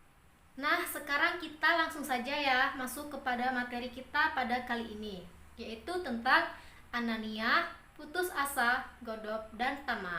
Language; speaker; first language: Indonesian; native; Indonesian